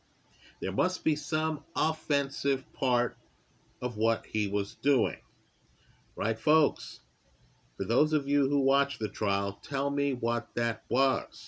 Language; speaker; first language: English; native; English